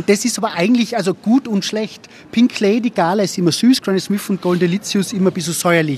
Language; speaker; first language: German; native; German